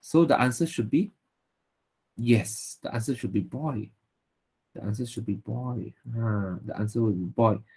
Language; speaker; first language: English; non-native, local second language; Chinese